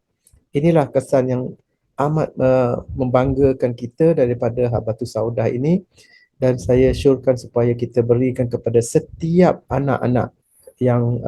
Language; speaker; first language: Malay; native; Malay